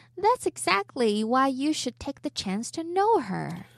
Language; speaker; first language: English; non-native, fluent; Chinese